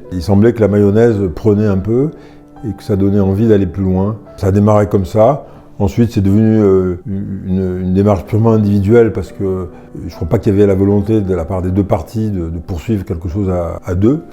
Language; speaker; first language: French; native; French